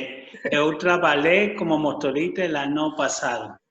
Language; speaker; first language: Portuguese; non-native, learner; Spanish